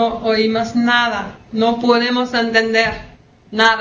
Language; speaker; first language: Spanish; non-native, fluent; French